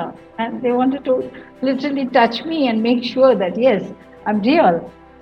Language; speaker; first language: English; non-native, local second language; Marathi